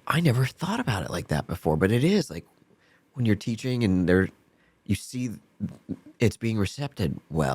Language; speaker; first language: English; native; English